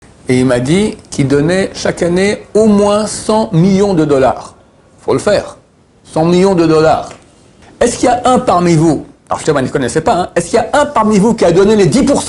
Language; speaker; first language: French; native; French